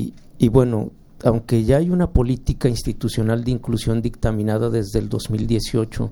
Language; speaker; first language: Spanish; native; Spanish